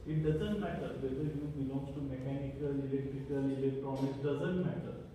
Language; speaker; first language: English; non-native, local second language; Marathi